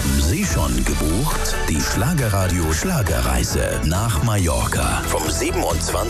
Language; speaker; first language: German; native; German